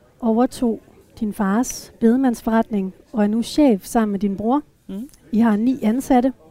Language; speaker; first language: Danish; native; Danish